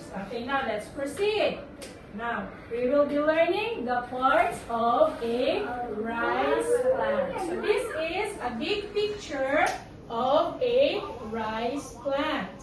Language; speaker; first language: English; non-native, fluent; Filipino